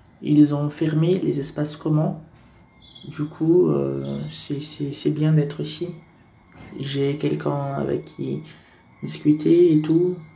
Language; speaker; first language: French; non-native, fluent; Portuguese